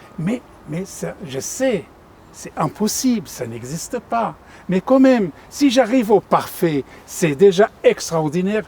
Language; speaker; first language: French; non-native, fluent; Arabic